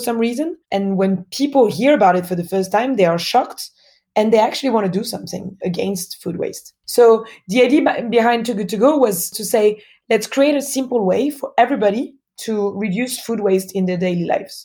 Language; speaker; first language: English; non-native, fluent; French